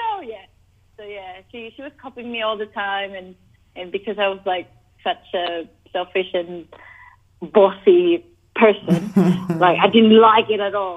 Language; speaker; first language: English; non-native, local second language; Cebuano